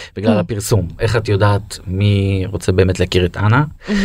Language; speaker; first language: Hebrew; native; Hebrew